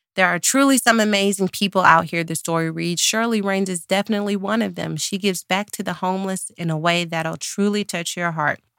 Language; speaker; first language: English; native; English